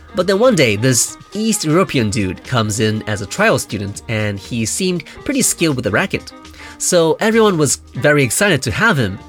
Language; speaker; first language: English; non-native, fluent; Japanese